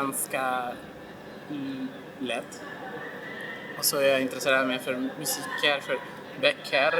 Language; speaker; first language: Swedish; non-native, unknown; Spanish